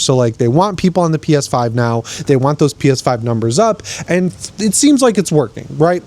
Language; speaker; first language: English; native; English